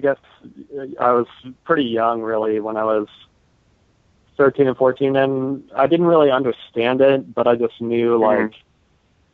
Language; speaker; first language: English; native; English